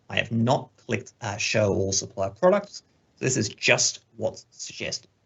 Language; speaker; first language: English; native; English